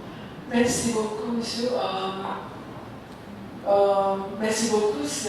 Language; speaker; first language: French; non-native, fluent; Indonesian